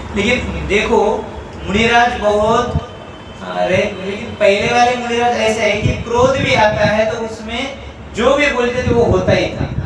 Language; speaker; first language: Hindi; non-native, local second language; Marathi